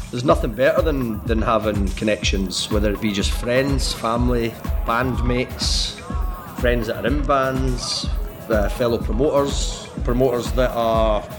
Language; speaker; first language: English; native; English